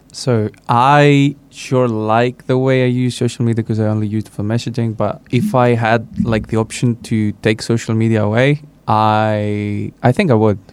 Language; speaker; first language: English; non-native, fluent; Hungarian